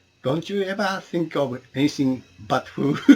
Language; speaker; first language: English; non-native, learner; Japanese